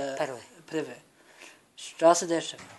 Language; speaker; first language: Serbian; non-native, learner; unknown